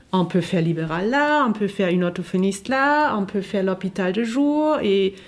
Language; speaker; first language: French; non-native, fluent; German